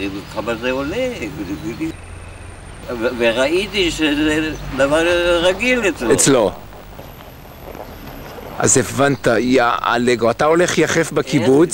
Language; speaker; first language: Hebrew; non-native, fluent; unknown